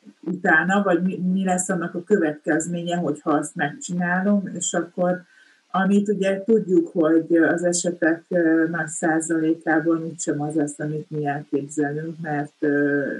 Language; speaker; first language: Hungarian; native; Hungarian